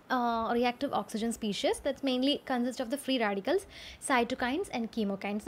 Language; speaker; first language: English; non-native, local second language; Malayalam